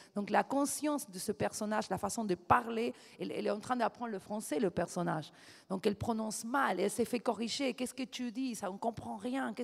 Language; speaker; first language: French; non-native, fluent; Spanish